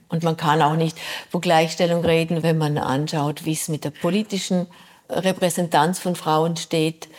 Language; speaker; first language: German; native; German